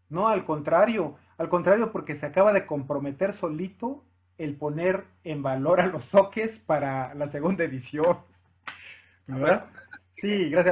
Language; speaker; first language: Spanish; native; Spanish